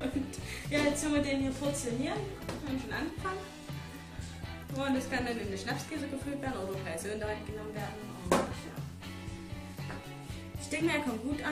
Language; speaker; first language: German; native; German